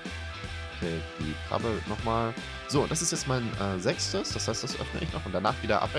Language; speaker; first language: German; native; German